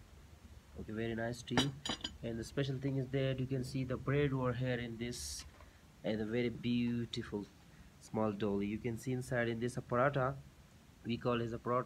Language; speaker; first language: English; non-native, local second language; Urdu